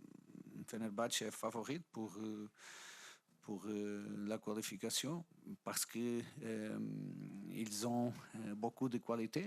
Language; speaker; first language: French; non-native, fluent; Portuguese